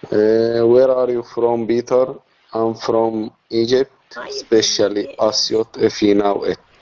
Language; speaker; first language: English; non-native, learner; Arabic